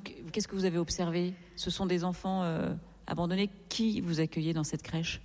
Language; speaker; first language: French; native; French